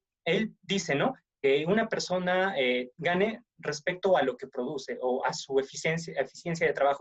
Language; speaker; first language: Spanish; native; Spanish